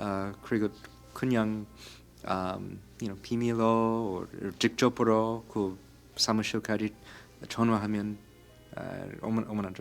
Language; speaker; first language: Korean; non-native, fluent; English